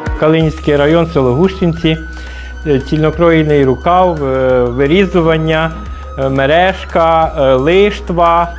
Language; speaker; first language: Ukrainian; native; Ukrainian